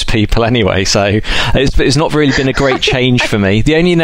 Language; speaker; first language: English; native; English